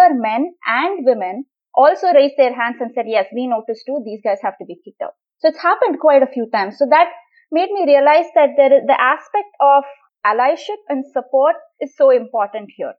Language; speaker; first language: English; non-native, local second language; Tamil